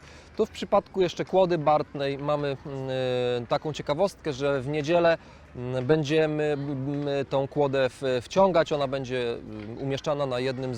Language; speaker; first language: Polish; native; Polish